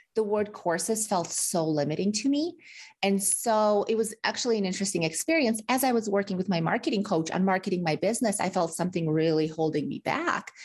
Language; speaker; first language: English; early bilingual, other home language; Russian